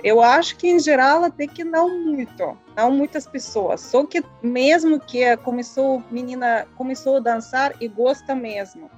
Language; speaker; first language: Portuguese; non-native, learner; Russian